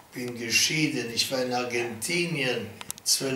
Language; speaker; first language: German; non-native, local second language; Luxembourgish